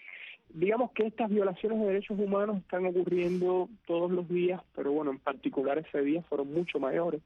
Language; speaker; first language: Spanish; native; Spanish